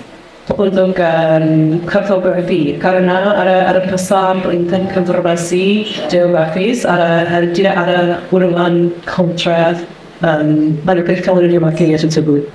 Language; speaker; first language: Indonesian; non-native, fluent; English